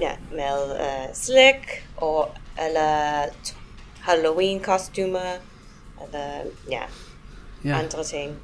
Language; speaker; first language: Danish; non-native, fluent; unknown